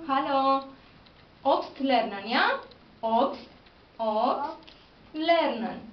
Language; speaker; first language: German; non-native, learner; Romanian